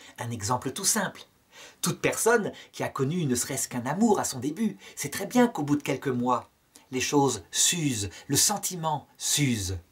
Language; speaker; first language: French; native; French